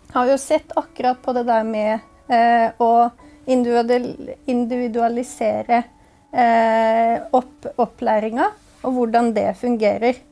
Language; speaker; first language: Norwegian; native; Norwegian